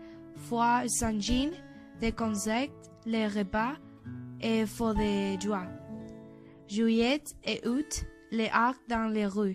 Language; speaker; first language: French; non-native, learner; Spanish